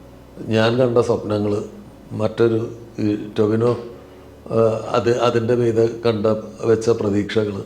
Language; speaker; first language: Malayalam; native; Malayalam